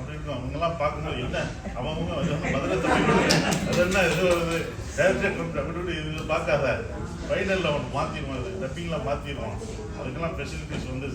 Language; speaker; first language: Tamil; native; Tamil